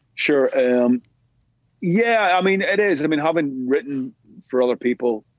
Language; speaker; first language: English; native; English